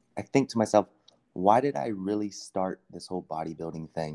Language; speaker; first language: English; native; English